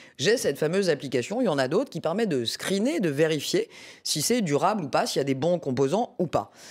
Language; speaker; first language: French; native; French